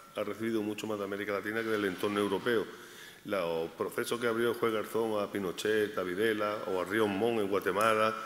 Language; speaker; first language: Spanish; native; Spanish